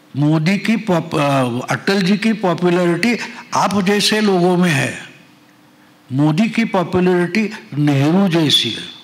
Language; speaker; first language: Hindi; non-native, local second language; Marathi